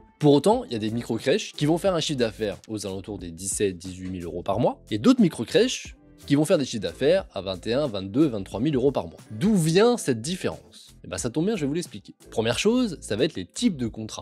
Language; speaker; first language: French; native; French